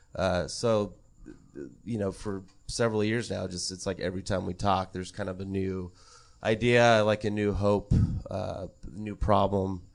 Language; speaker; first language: English; native; English